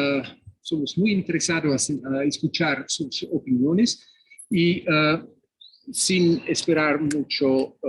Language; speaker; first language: Spanish; non-native, fluent; French